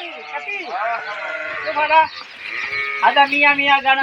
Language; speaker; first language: Arabic; non-native, learner; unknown